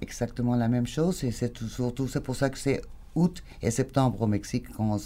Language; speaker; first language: French; non-native, fluent; Spanish